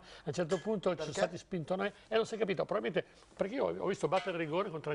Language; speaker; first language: Italian; native; Italian